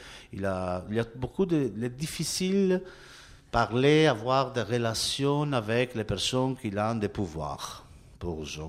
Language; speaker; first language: French; non-native, learner; Italian